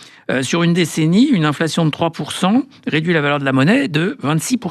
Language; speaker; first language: French; native; French